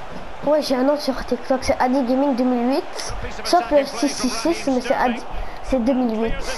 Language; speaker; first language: French; native; French